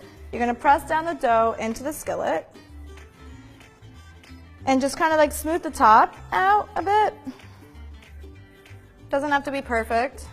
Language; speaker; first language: English; native; English